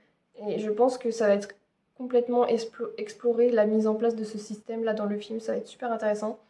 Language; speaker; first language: French; native; French